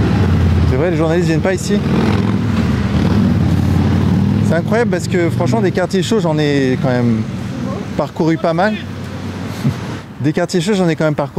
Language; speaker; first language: French; native; French